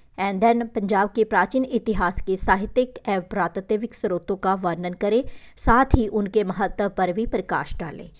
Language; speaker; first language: Hindi; non-native, local second language; Punjabi